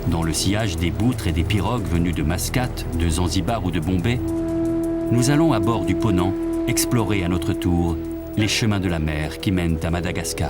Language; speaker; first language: French; native; French